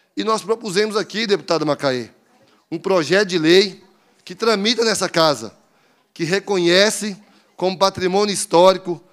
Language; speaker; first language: Portuguese; native; Portuguese